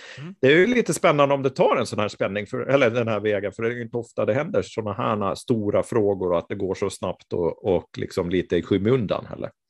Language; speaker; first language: Swedish; native; Swedish